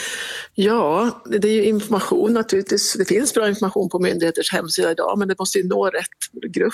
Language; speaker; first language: Swedish; native; Swedish